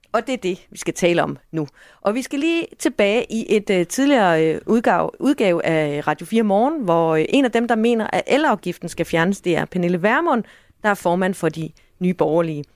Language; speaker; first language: Danish; native; Danish